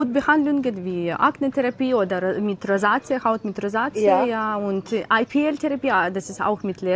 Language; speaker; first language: German; non-native, learner; Ukrainian